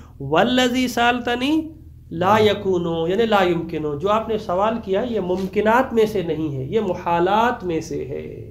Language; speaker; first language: Urdu; non-native, local second language; Sindhi